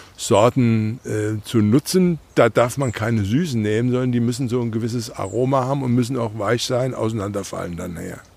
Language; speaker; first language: German; native; German